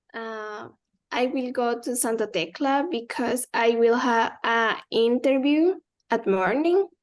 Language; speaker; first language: English; non-native, learner; Spanish